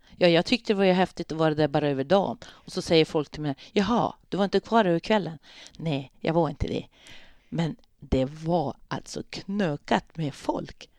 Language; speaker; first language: Swedish; native; Swedish